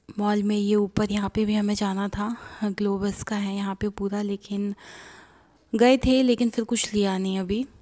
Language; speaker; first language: Hindi; native; Hindi